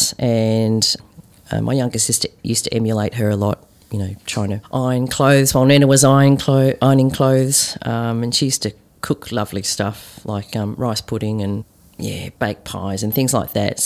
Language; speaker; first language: English; native; English